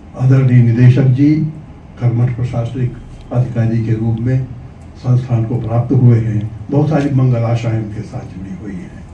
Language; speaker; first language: Hindi; native; Hindi